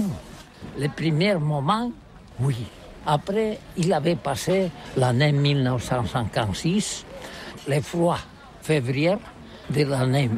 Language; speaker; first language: French; non-native, learner; Catalan